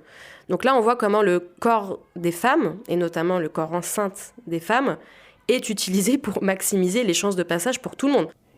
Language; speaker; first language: French; native; French